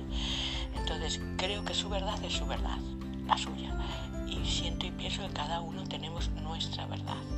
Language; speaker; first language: Spanish; native; Spanish